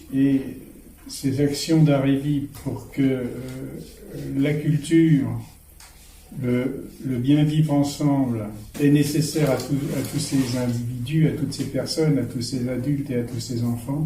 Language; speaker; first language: French; native; French